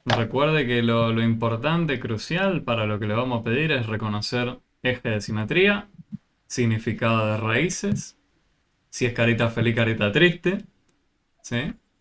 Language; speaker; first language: Spanish; native; Spanish